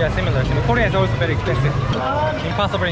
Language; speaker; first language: English; non-native, fluent; Korean